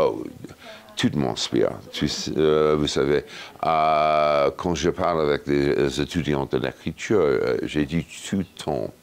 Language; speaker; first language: French; non-native, fluent; English